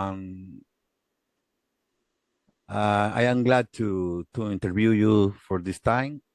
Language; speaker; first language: English; non-native, learner; Spanish